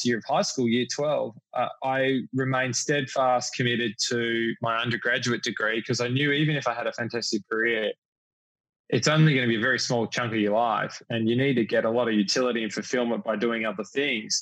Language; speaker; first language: English; native; English